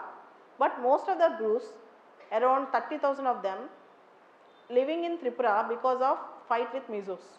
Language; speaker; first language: English; non-native, local second language; Telugu